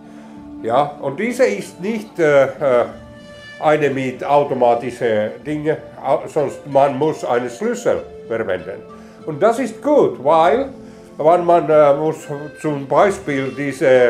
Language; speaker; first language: German; non-native, learner; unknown